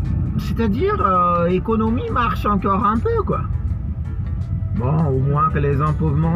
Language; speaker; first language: French; non-native, fluent; Indonesian